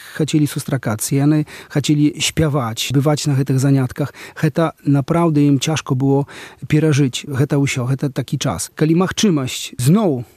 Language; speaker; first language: Belarusian; non-native, local second language; Polish